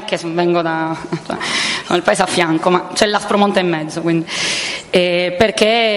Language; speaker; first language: Italian; native; Italian